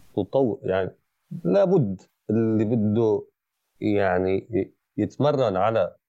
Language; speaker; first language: Arabic; native; Arabic